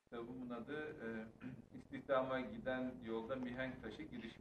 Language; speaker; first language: Turkish; native; Turkish